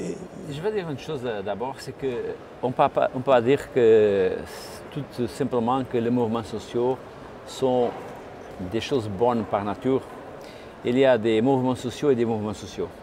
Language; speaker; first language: French; non-native, fluent; Portuguese